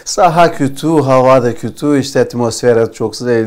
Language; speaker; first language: Turkish; non-native, learner; Portuguese